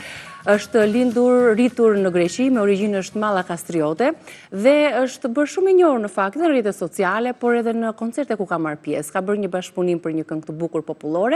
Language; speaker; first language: Albanian; native; Albanian